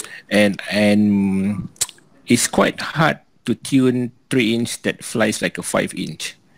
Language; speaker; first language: English; non-native, local second language; Malay